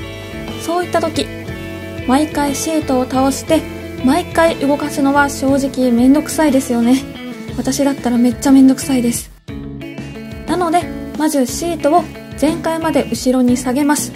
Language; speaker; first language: Japanese; native; Japanese